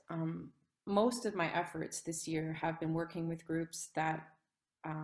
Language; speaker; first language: English; native; English